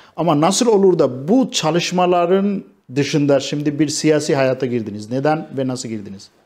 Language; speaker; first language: Turkish; non-native, fluent; Bangla